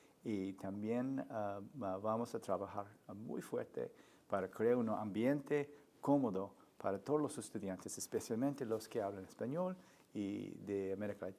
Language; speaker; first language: Spanish; non-native, learner; English